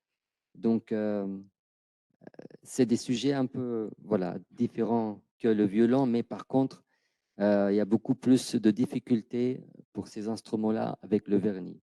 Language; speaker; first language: French; non-native, fluent; Arabic